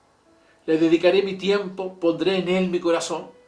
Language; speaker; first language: Spanish; native; Spanish